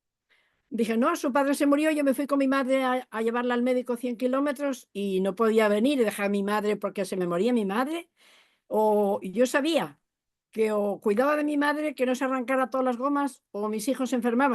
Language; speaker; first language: Spanish; native; Spanish